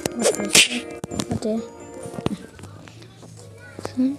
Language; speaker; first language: Turkish; native; Turkish